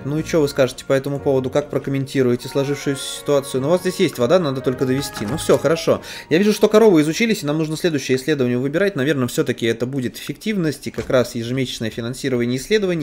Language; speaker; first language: Russian; native; Russian